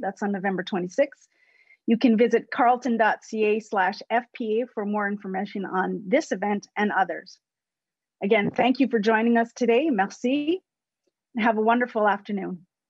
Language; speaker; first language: English; native; English